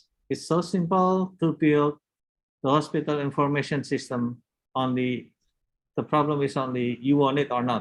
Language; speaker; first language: English; non-native, learner; Indonesian